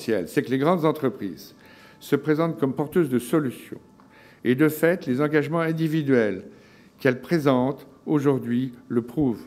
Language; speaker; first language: French; native; French